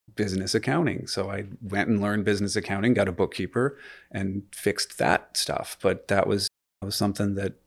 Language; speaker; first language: English; native; English